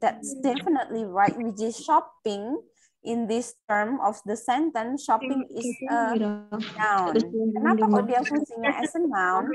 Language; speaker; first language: English; non-native, fluent; Indonesian